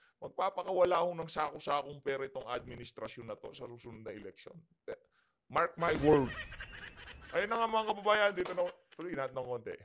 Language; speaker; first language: Filipino; native; Filipino